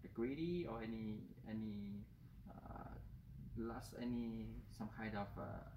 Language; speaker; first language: English; non-native, learner; Thai